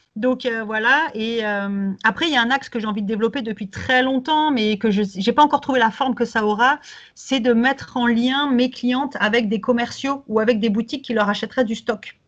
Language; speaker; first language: French; native; French